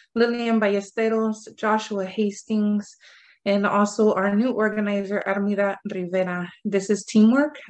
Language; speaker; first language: English; native; English